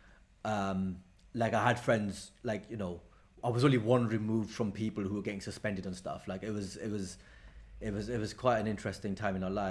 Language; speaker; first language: English; native; English